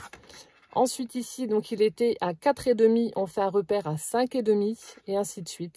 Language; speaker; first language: French; native; French